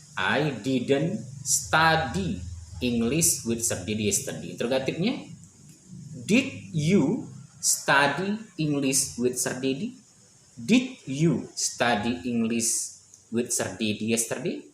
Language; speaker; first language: English; non-native, fluent; Indonesian